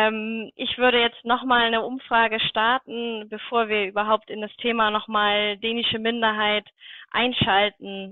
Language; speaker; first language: German; native; German